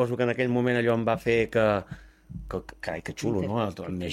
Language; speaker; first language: Catalan; native; Catalan